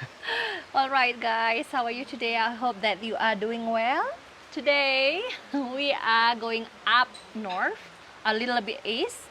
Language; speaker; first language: English; non-native, learner; Indonesian